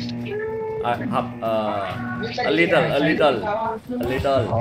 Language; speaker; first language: English; non-native, learner; Indonesian